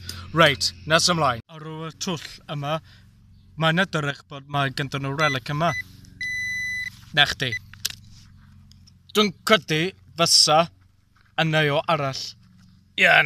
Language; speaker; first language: Welsh; non-native, learner; English